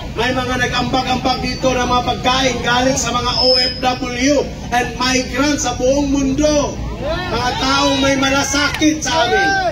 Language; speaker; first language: Filipino; non-native, local second language; Cebuano